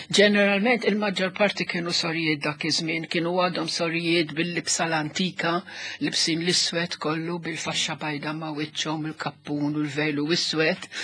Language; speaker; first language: Maltese; non-native, local second language; Italian